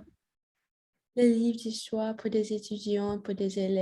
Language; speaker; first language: French; non-native, learner; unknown